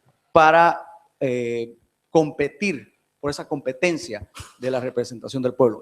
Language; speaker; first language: Spanish; native; Spanish